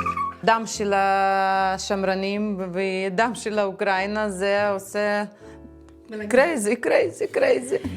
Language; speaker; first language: Hebrew; non-native, fluent; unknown